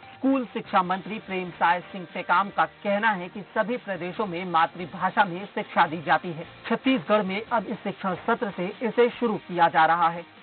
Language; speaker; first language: Hindi; native; Hindi